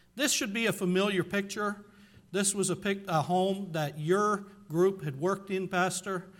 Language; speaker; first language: English; native; English